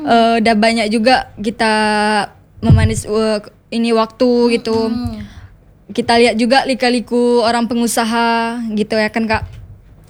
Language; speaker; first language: Indonesian; native; Indonesian